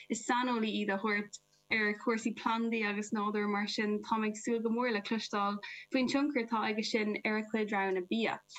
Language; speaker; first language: Irish; non-native, local second language; English